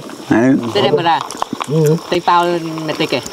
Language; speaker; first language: Portuguese; non-native, learner; Vietnamese